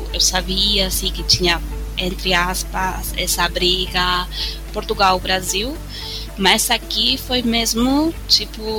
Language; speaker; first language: Portuguese; non-native, fluent; Spanish